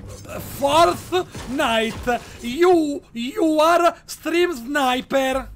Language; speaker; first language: English; non-native, learner; Italian